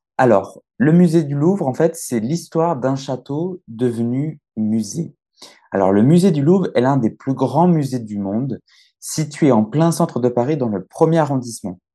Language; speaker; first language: French; native; French